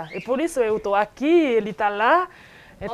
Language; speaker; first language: Portuguese; non-native, learner; Haitian Creole